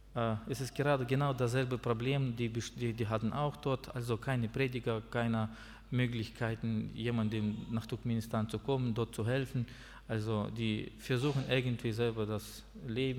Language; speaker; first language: German; non-native, learner; Russian